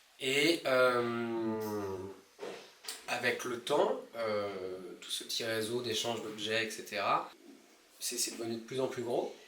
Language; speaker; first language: French; native; French